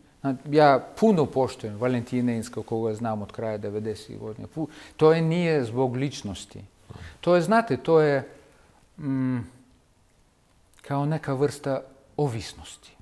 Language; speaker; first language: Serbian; non-native, fluent; Russian